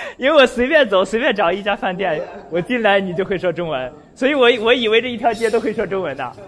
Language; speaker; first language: Chinese; native; Chinese